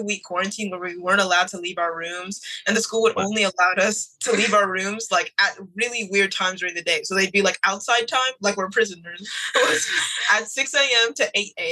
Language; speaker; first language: English; native; English